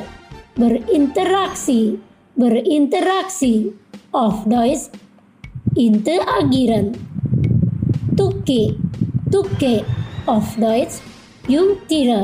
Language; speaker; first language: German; non-native, fluent; Indonesian